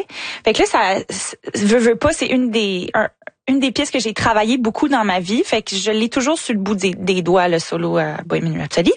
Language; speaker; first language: French; native; French